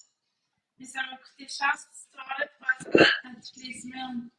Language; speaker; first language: French; native; French